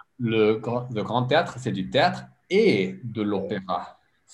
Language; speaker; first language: French; non-native, learner; English